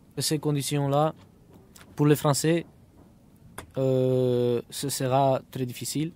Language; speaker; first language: French; non-native, fluent; Romany